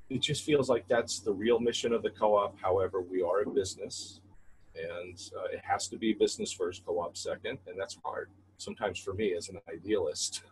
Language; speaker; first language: English; native; English